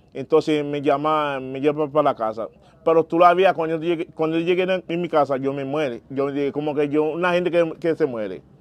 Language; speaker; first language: Spanish; non-native, learner; Haitian Creole